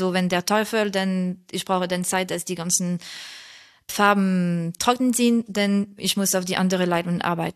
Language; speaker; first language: German; non-native, fluent; French